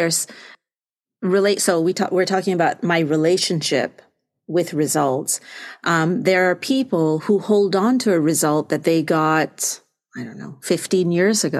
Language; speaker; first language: English; non-native, local second language; Malay